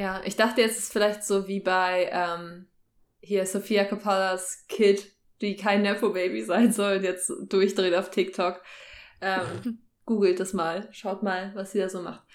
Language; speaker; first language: German; native; German